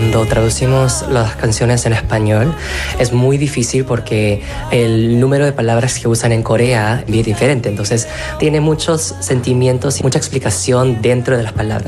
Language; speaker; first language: Spanish; non-native, fluent; Korean